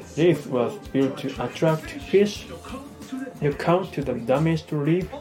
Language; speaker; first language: English; non-native, learner; Japanese